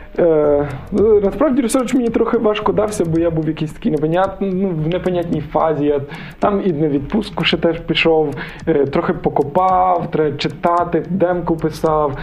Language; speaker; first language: Ukrainian; native; Ukrainian